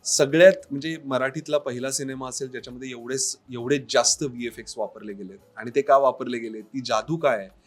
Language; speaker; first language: Marathi; native; Marathi